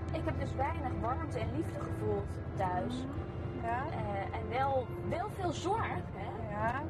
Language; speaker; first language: Dutch; early bilingual, other home language; Korean